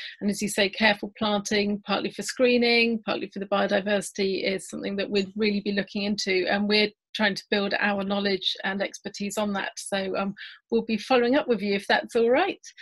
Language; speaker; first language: English; native; English